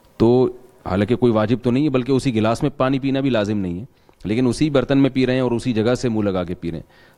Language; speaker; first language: Urdu; non-native, local second language; Pashto